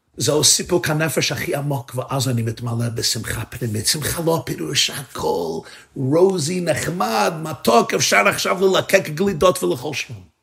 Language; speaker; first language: Hebrew; non-native, fluent; English